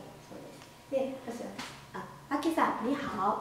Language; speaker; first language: Japanese; non-native, fluent; Chinese